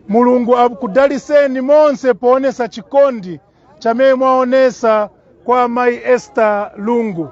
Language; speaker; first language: Nyanja; native; Nyanja